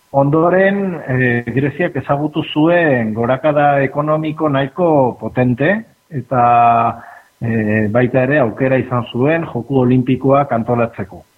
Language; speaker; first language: Basque; native; Basque